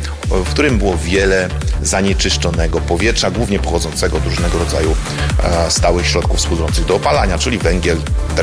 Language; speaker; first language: Polish; native; Polish